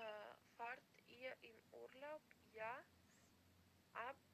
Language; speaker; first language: German; non-native, learner; Macedonian